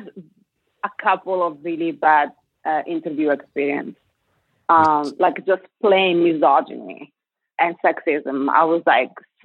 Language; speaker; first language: English; non-native, fluent; Italian